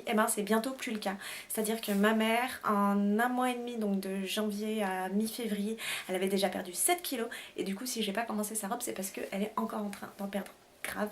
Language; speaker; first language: French; native; French